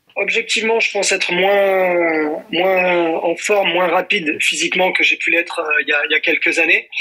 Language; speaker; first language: French; native; French